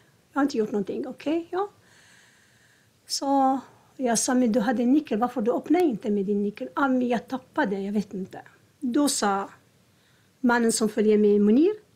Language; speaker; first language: Swedish; non-native, learner; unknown